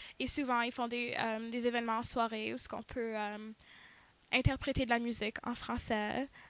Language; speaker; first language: French; native; French